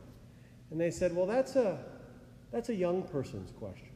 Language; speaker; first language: English; native; English